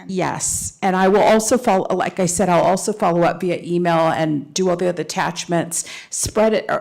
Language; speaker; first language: English; native; English